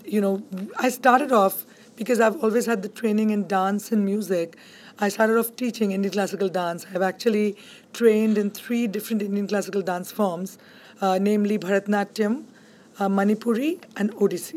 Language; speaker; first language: English; non-native, local second language; Bangla